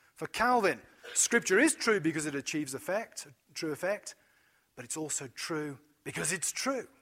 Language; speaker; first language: English; native; English